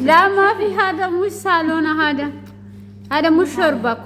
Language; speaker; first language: Arabic; non-native, learner; Amharic